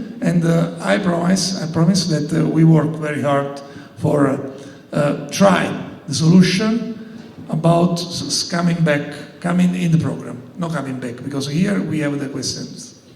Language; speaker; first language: English; non-native, learner; Italian